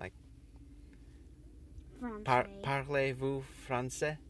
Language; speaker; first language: French; non-native, learner; English